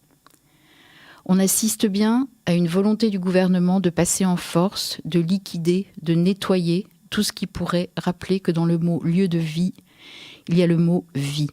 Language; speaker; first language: French; native; French